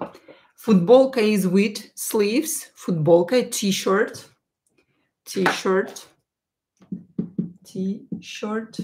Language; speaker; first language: English; non-native, fluent; Russian